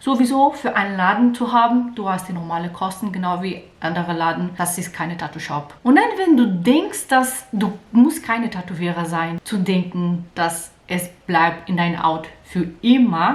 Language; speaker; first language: German; non-native, learner; Portuguese